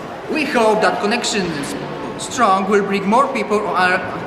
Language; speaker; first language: English; non-native, learner; Polish